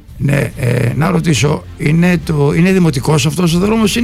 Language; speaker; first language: Greek; native; Greek